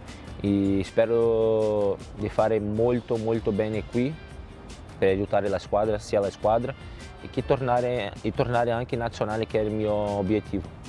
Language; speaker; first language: Italian; non-native, fluent; Portuguese